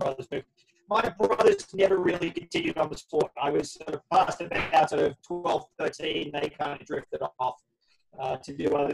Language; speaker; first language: English; native; English